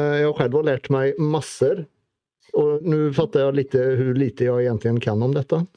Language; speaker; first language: Swedish; native; Swedish